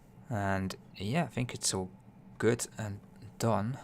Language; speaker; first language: English; non-native, fluent; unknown